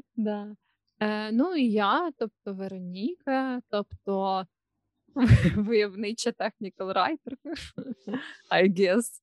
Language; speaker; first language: Ukrainian; non-native, local second language; Russian